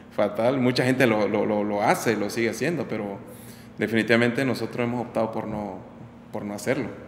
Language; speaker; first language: Spanish; native; Spanish